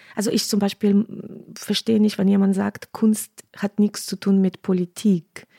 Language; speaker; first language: German; non-native, fluent; Ukrainian